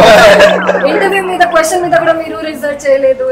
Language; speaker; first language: Telugu; non-native, learner; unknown